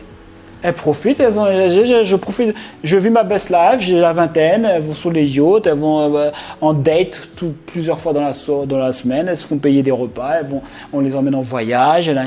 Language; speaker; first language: French; native; French